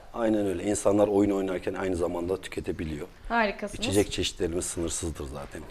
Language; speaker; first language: Turkish; native; Turkish